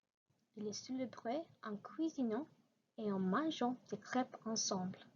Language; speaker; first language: French; non-native, learner; English